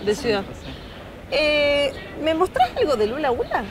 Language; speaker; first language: Spanish; native; Spanish